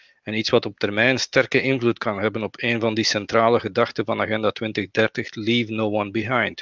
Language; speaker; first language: Dutch; native; Dutch